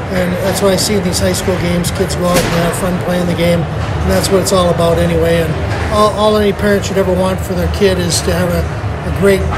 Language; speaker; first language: English; native; English